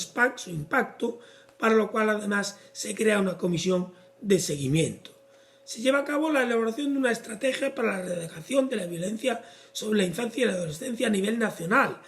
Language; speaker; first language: Spanish; native; Spanish